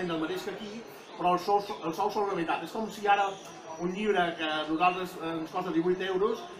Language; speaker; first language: Catalan; native; Catalan